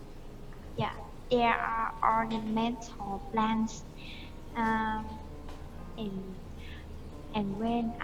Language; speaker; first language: English; non-native, learner; Vietnamese